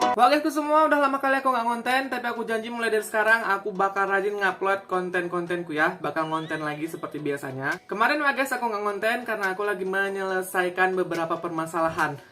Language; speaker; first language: Indonesian; non-native, local second language; Achinese